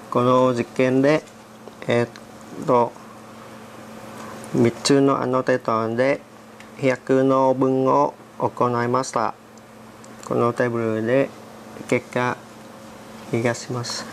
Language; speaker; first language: Japanese; non-native, learner; Vietnamese